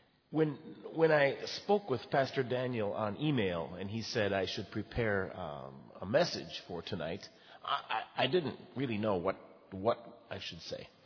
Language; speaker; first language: English; native; English